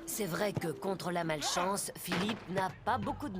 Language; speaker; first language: French; native; French